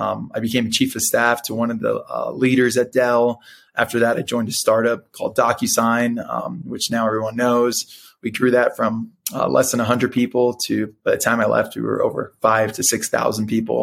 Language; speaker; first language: English; early bilingual, other home language; Spanish